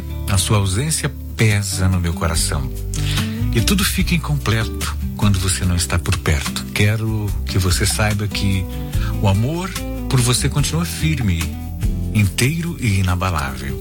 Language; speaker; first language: Portuguese; native; Portuguese